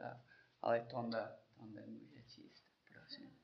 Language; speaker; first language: Czech; non-native, learner; English